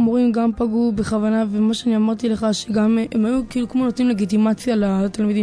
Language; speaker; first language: Hebrew; native; Hebrew